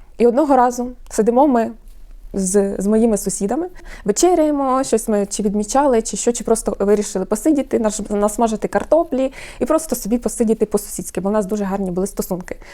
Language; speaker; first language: Ukrainian; non-native, local second language; Russian